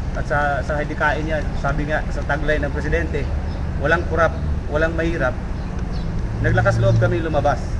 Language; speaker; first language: Filipino; non-native, local second language; Cebuano